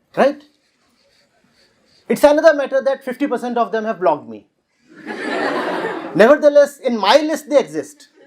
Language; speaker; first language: English; non-native, local second language; Hindi